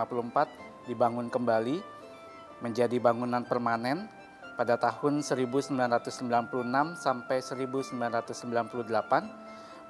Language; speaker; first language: Indonesian; native; Indonesian